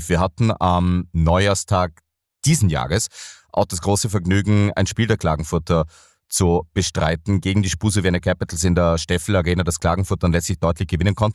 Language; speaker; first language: German; native; German